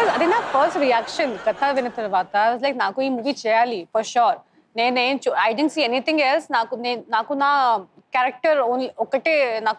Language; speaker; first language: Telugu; non-native, local second language; Hindi